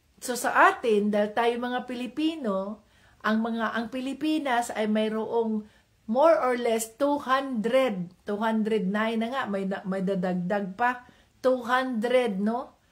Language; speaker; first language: Filipino; non-native, local second language; Cebuano